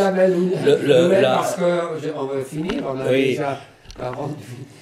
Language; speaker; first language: French; non-native, learner; German